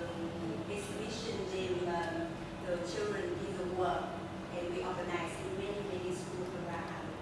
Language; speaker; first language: English; non-native, local second language; Vietnamese